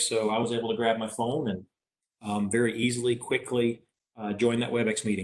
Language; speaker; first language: English; native; English